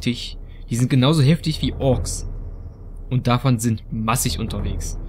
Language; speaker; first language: German; native; German